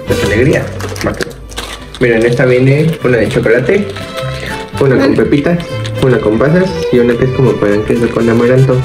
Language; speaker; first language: Spanish; native; Spanish